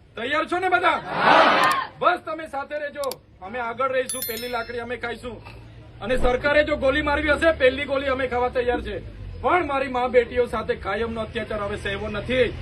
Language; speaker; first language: Gujarati; non-native, local second language; Vasavi